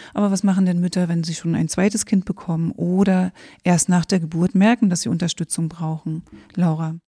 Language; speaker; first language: German; native; German